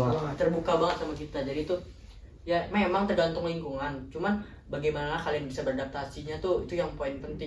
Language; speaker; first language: Indonesian; native; Indonesian